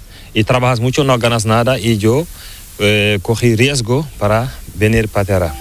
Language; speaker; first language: Spanish; non-native, learner; Fula